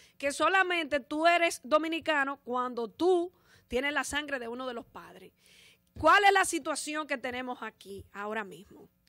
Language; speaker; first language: Spanish; native; Spanish